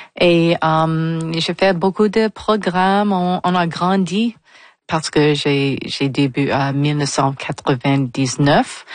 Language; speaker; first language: French; non-native, local second language; English